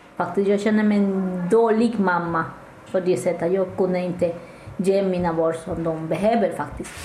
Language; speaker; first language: Swedish; non-native, fluent; Spanish